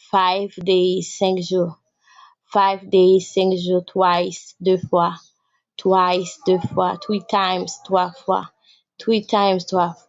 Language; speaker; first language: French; non-native, local second language; Haitian Creole